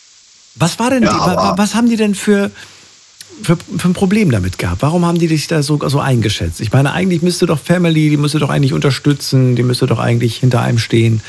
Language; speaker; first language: German; native; German